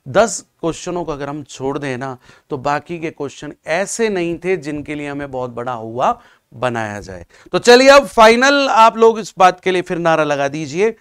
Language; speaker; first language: Hindi; native; Hindi